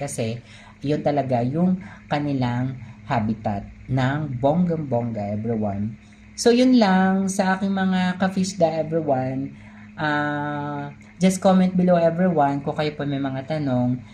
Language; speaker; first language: Filipino; native; Filipino